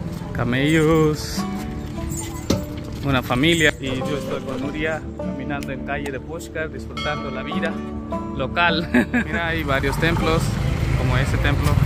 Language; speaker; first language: Spanish; non-native, learner; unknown